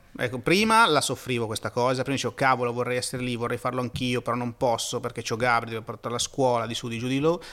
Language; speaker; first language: Italian; native; Italian